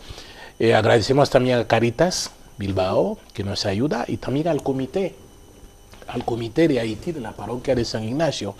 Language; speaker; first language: Spanish; non-native, fluent; Haitian Creole